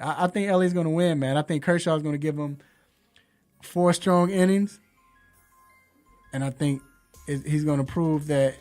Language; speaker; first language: English; native; English